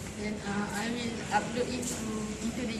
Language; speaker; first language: English; non-native, local second language; Malay